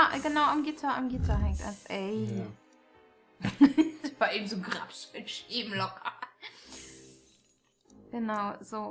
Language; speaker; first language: German; native; German